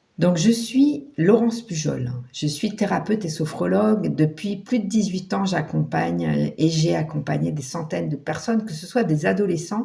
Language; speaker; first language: French; native; French